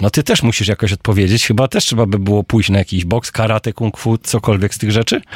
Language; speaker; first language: Polish; native; Polish